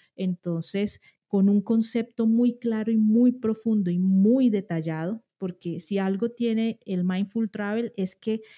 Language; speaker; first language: Spanish; native; Spanish